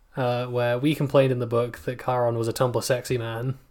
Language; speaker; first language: English; native; English